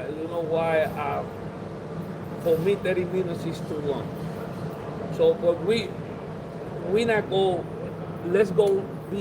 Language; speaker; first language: English; non-native, learner; Spanish